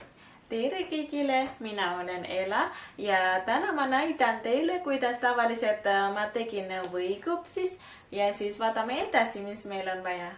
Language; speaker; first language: Estonian; non-native, learner; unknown